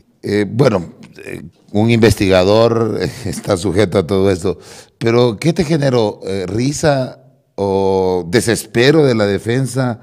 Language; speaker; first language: Spanish; native; Spanish